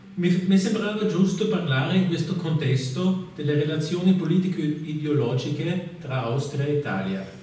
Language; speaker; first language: Italian; non-native, fluent; German